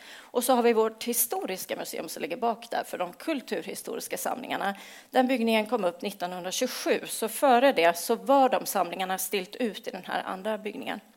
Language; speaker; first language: Swedish; native; Swedish